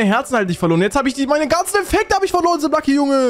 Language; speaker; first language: German; native; German